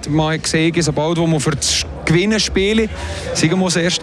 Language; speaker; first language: German; native; German